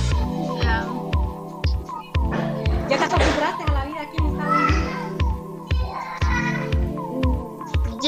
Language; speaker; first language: Spanish; native; Spanish